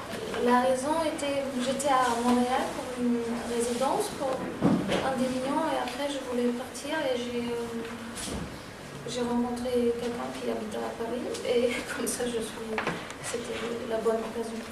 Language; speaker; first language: French; non-native, fluent; German